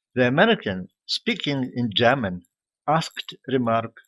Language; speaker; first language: English; non-native, fluent; Ukrainian